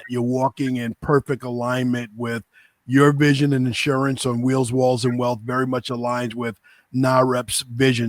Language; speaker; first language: English; native; English